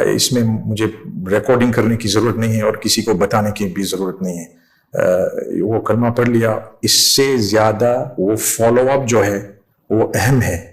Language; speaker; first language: Urdu; non-native, fluent; English